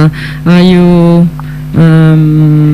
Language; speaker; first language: English; non-native, learner; Italian